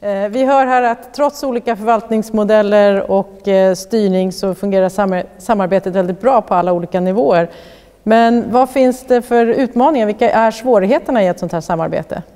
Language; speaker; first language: Swedish; native; Swedish